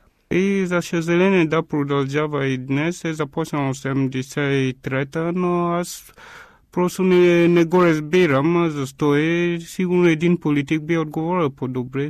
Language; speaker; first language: Bulgarian; non-native, fluent; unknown